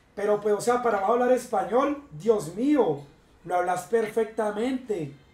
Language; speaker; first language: Spanish; native; Spanish